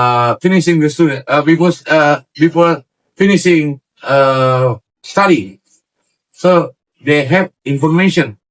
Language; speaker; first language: English; non-native, learner; Indonesian